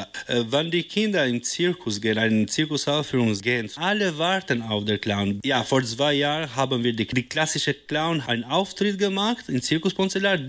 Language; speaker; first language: German; non-native, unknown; Albanian